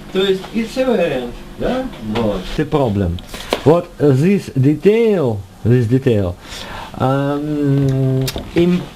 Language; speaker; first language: English; non-native, learner; Russian